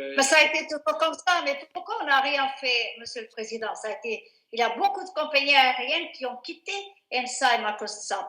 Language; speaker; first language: French; non-native, fluent; Portuguese